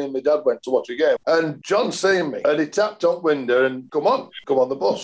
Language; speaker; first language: English; native; English